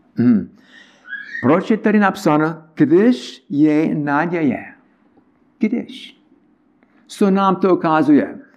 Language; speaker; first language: Czech; non-native, learner; English